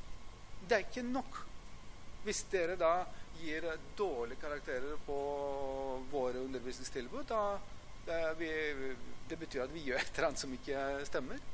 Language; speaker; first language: Norwegian; non-native, fluent; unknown